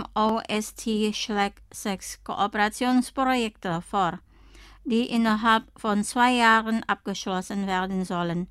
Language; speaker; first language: German; non-native, fluent; Indonesian